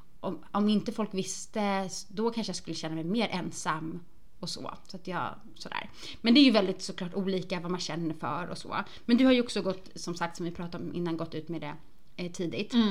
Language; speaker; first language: Swedish; native; Swedish